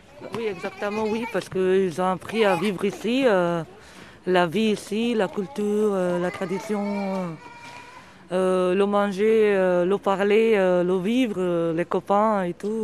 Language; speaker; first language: French; non-native, fluent; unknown